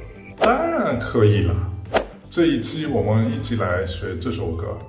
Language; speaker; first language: Chinese; non-native, fluent; Spanish